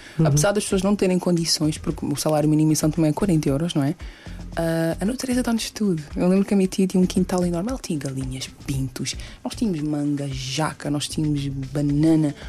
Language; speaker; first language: Portuguese; early bilingual, other home language; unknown